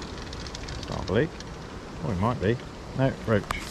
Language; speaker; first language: English; native; English